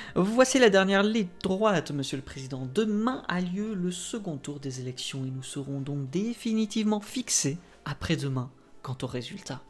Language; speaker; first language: French; native; French